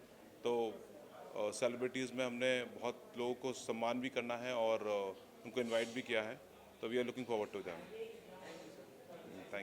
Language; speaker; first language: Hindi; native; Hindi